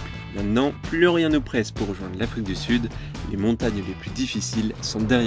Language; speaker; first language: French; native; French